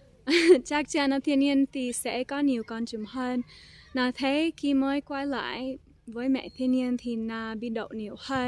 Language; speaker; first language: Vietnamese; non-native, fluent; English